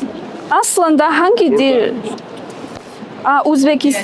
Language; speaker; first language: Turkish; non-native, learner; Chinese